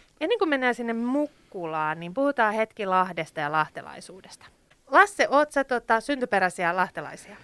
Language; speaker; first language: Finnish; native; Finnish